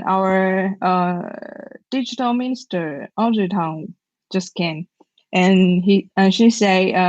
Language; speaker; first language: English; non-native, learner; Chinese